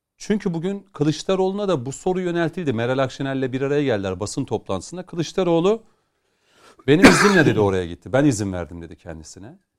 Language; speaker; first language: Turkish; native; Turkish